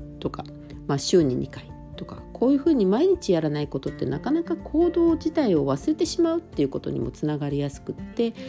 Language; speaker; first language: Japanese; native; Japanese